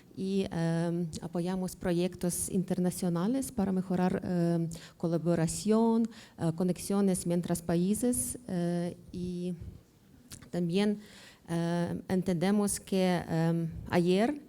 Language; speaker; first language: Spanish; non-native, learner; Ukrainian